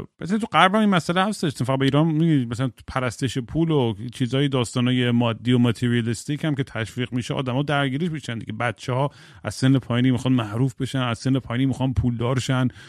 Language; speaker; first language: Persian; native; Persian